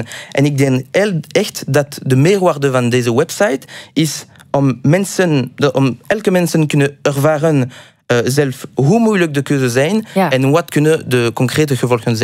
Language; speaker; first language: Dutch; non-native, local second language; French